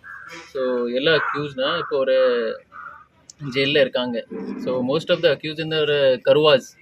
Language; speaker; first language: Tamil; non-native, fluent; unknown